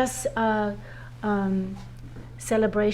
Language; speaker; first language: French; non-native, learner; English